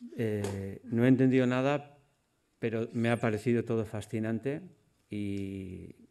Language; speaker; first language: Spanish; native; Spanish